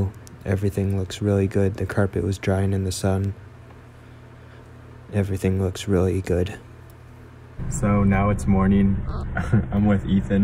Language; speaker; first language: English; native; English